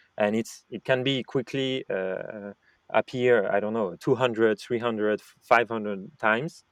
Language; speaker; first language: English; non-native, fluent; French